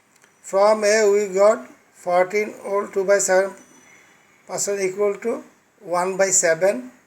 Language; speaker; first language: English; non-native, fluent; Bangla